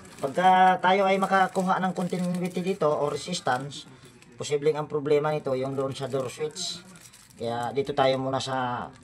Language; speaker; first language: Filipino; native; Filipino